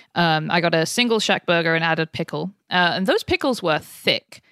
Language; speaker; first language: English; native; English